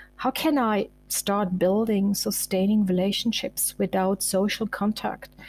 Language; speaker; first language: English; non-native, fluent; German